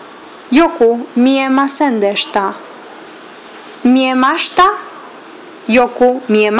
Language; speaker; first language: Japanese; non-native, learner; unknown